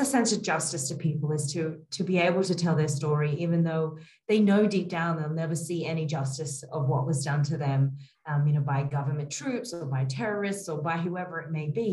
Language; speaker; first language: English; native; English